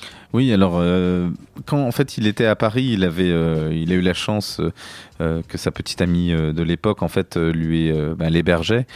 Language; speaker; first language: French; native; French